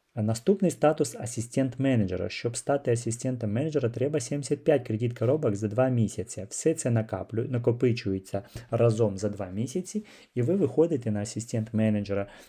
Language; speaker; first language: Ukrainian; non-native, local second language; Russian